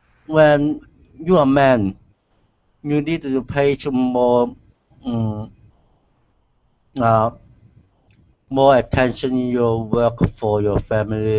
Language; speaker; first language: English; non-native, learner; Chinese